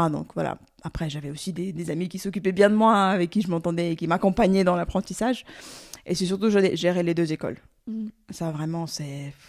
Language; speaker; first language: French; non-native, fluent; Russian